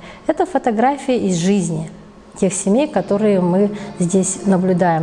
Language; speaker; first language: Russian; native; Russian